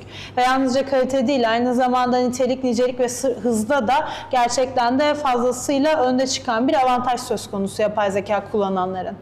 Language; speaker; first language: Turkish; native; Turkish